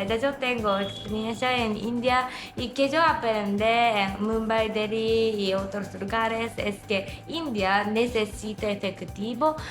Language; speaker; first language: Spanish; non-native, learner; Japanese